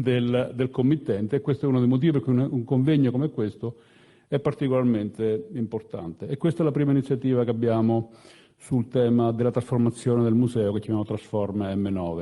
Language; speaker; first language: Italian; native; Italian